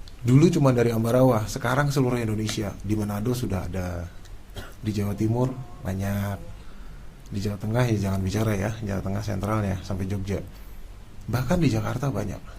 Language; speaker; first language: Indonesian; native; Indonesian